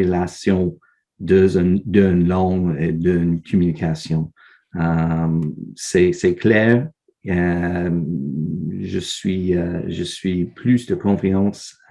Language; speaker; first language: French; non-native, learner; English